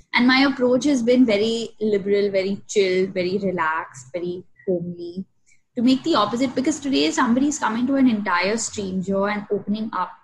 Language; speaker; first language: English; non-native, local second language; Hindi